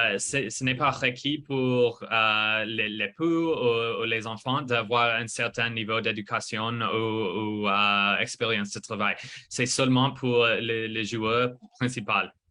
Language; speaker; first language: French; non-native, fluent; English